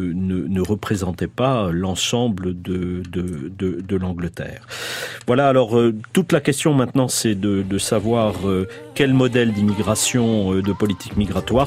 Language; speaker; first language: French; native; French